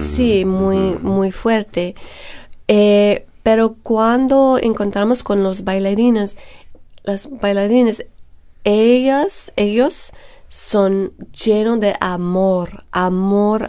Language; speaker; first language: Spanish; non-native, fluent; English